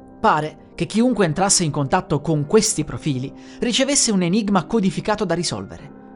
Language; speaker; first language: Italian; native; Italian